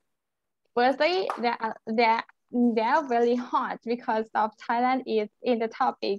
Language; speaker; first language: English; non-native, learner; Thai